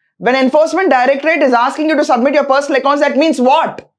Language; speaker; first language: English; non-native, local second language; Telugu